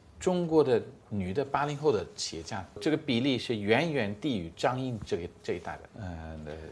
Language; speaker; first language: Chinese; non-native, fluent; English